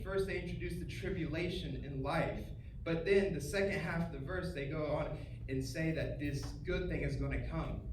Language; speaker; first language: English; native; English